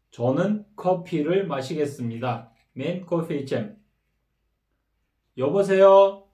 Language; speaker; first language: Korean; non-native, fluent; Kyrgyz